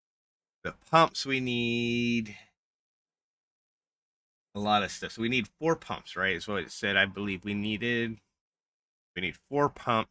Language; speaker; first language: English; native; English